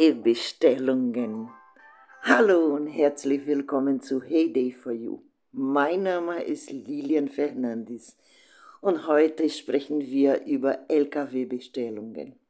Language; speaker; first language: German; non-native, fluent; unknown